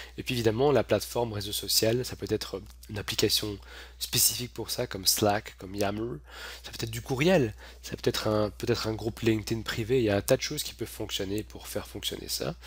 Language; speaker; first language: French; native; French